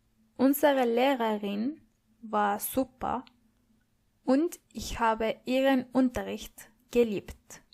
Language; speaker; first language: German; non-native, fluent; English